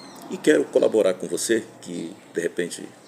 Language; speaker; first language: Portuguese; native; Portuguese